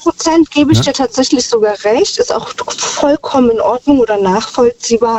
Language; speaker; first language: German; native; German